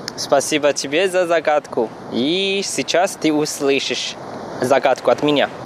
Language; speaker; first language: Russian; non-native, fluent; Chinese